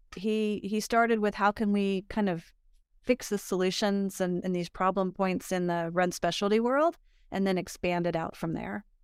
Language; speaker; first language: English; native; English